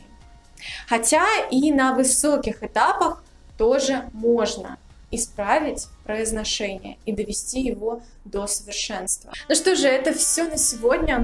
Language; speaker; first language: Russian; native; Russian